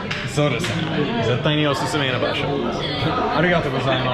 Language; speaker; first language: Japanese; non-native, fluent; English